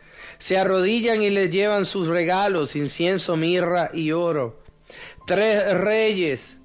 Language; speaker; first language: Spanish; native; Spanish